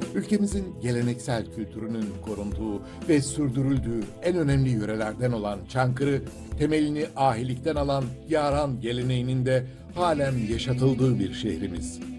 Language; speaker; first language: Turkish; native; Turkish